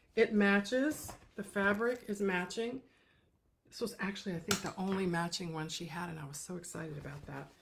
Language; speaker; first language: English; native; English